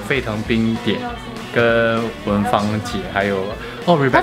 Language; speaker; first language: Chinese; native; Chinese